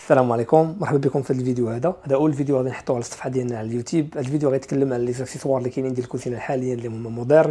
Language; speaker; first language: Arabic; native; Arabic